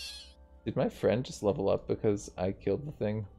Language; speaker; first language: English; native; English